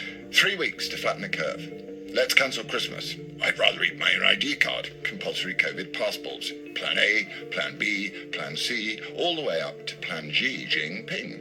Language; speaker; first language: English; native; English